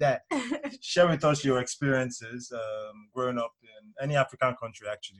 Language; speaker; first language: English; non-native, local second language; Yoruba